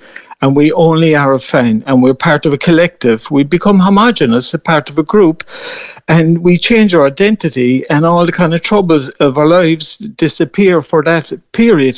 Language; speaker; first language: English; native; English